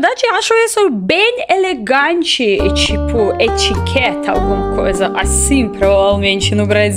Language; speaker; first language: Portuguese; non-native, learner; Russian